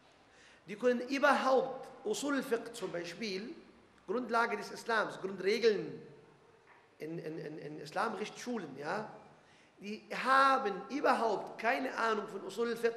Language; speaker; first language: German; non-native, fluent; Arabic